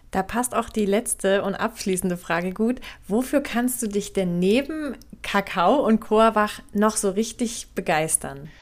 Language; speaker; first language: German; native; German